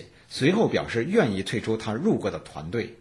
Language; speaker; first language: Chinese; native; Chinese